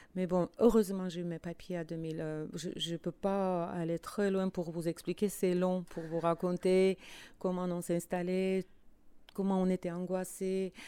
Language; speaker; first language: French; non-native, fluent; Armenian